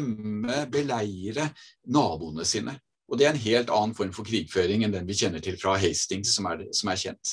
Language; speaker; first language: Norwegian; native; Norwegian